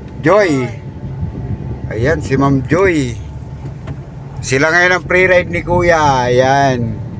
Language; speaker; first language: Filipino; non-native, local second language; Bikol